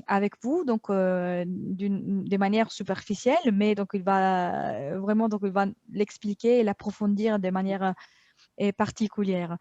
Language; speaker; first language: French; non-native, fluent; Turkish